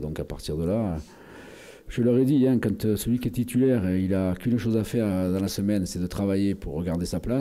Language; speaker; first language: French; native; French